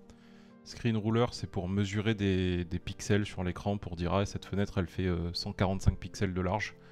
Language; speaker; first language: French; native; French